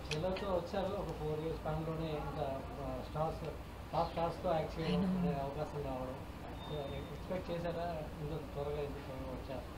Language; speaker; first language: Telugu; native; Telugu